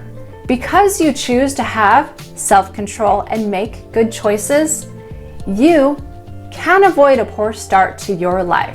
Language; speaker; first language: English; native; English